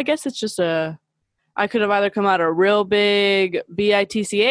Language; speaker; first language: English; early bilingual, other home language; Spanish